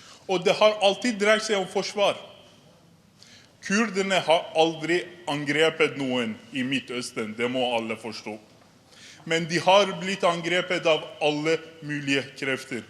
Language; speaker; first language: Norwegian; non-native, fluent; Persian